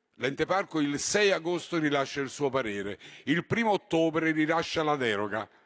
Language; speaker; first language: Italian; native; Italian